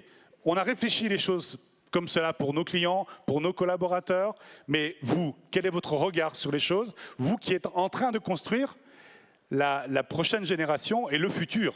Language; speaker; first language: French; native; French